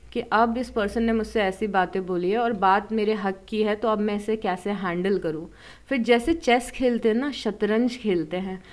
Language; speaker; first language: Hindi; native; Hindi